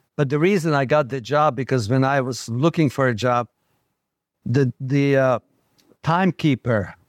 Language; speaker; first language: English; non-native, fluent; Slovak